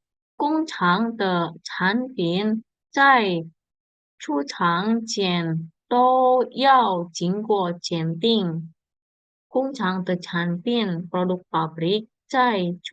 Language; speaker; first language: Chinese; non-native, fluent; Indonesian